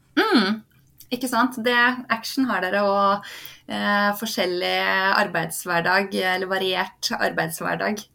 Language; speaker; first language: Norwegian; native; Norwegian